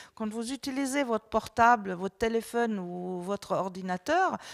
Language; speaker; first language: French; non-native, fluent; German